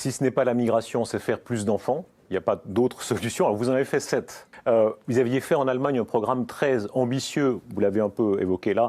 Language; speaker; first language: French; native; French